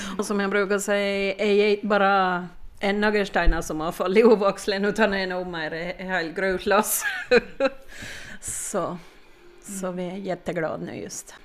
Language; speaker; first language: Swedish; native; Swedish